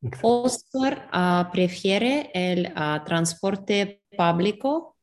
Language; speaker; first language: Spanish; non-native, learner; English